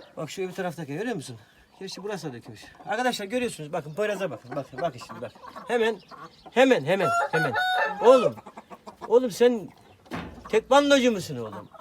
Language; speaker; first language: Turkish; native; Turkish